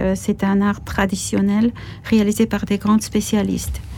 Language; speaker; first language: French; non-native, fluent; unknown